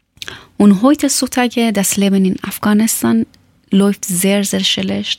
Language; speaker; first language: German; non-native, learner; Persian